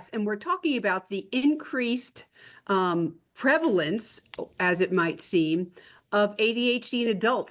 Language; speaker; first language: English; native; English